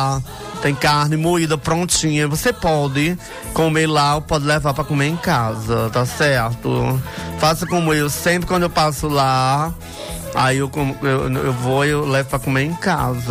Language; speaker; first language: Portuguese; native; Portuguese